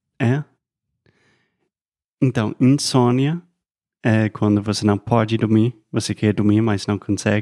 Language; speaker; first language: Portuguese; non-native, fluent; English